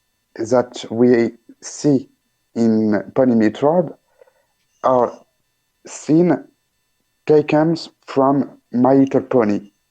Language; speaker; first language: English; non-native, learner; French